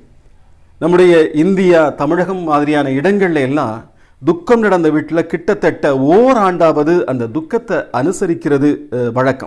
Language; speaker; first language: Tamil; native; Tamil